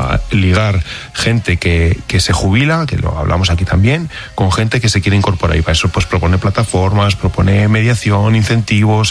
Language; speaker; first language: Spanish; native; Spanish